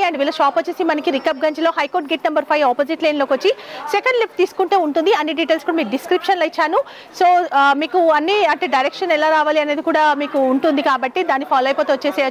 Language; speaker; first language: Telugu; native; Telugu